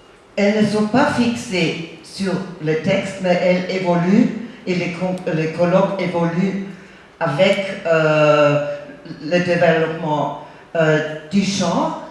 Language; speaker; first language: French; non-native, fluent; German